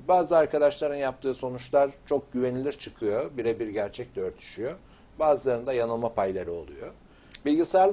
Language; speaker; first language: Turkish; native; Turkish